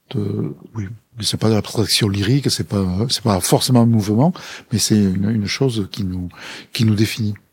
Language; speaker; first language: French; native; French